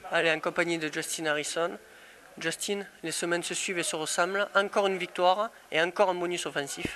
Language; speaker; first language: French; native; French